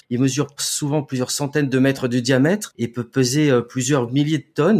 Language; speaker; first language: French; native; French